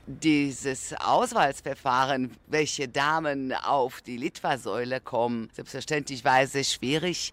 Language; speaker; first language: German; non-native, fluent; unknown